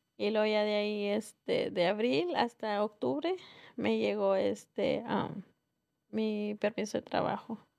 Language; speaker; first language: Spanish; native; Spanish